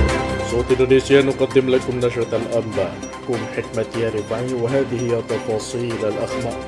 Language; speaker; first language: Arabic; non-native, fluent; Indonesian